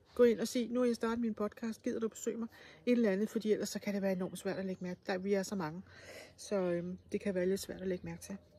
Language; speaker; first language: Danish; native; Danish